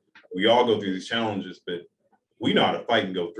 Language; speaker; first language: English; native; English